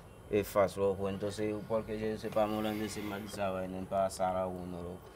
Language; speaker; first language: Spanish; non-native, learner; Haitian Creole